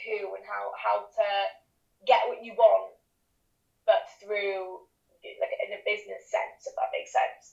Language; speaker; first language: English; native; English